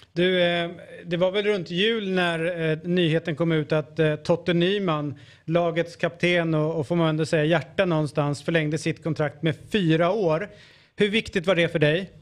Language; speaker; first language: Swedish; native; Swedish